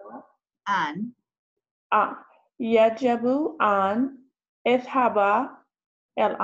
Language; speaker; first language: Arabic; non-native, learner; English